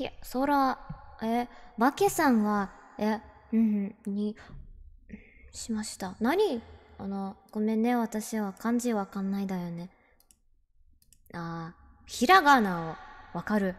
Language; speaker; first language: Japanese; non-native, learner; Russian